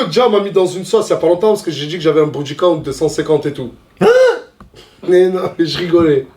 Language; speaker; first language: French; native; French